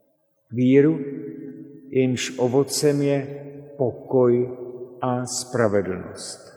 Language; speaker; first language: Czech; native; Czech